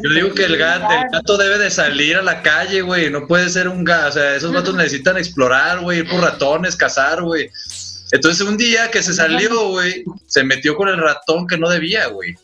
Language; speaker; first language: Spanish; native; Spanish